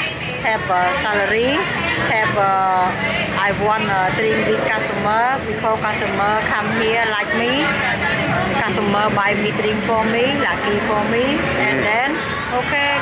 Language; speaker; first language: English; non-native, learner; Khmer